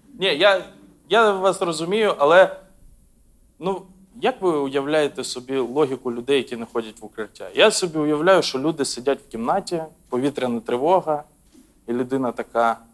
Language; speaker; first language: Ukrainian; non-native, local second language; Russian